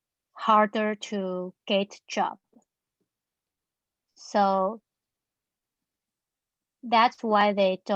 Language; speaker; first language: English; non-native, learner; Chinese